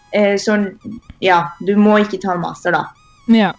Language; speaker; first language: Norwegian; early bilingual, other home language; Tamil